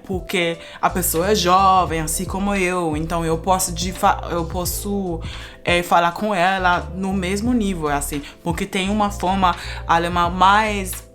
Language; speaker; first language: Portuguese; non-native, fluent; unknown